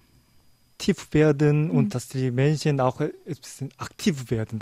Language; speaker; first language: German; non-native, learner; Korean